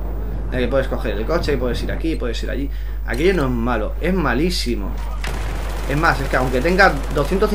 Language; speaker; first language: Spanish; native; Spanish